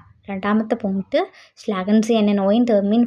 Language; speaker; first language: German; non-native, learner; Malayalam